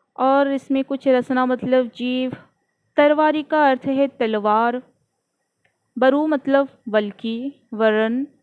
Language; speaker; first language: Hindi; non-native, local second language; Odia